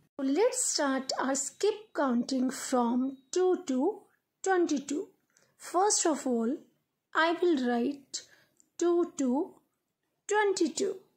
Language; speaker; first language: English; non-native, local second language; Hindi